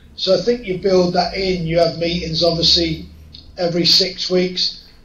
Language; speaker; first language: English; native; English